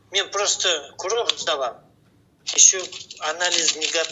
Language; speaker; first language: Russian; non-native, local second language; Kazakh